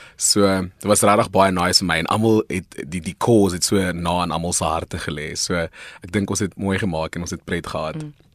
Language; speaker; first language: Afrikaans; non-native, local second language; Northern Sotho